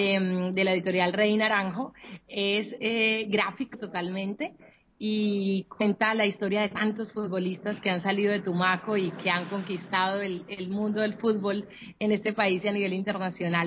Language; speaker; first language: Spanish; native; Spanish